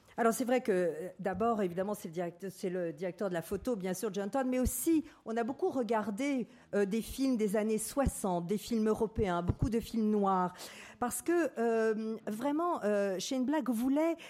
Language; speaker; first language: French; native; French